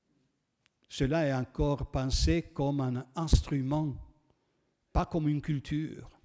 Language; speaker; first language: French; non-native, fluent; Italian